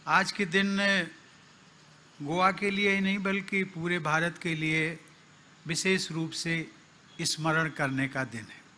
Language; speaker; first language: Hindi; native; Hindi